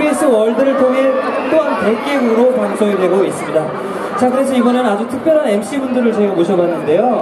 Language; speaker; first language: Korean; native; Korean